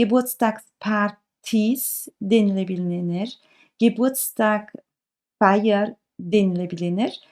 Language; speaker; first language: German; non-native, fluent; Turkish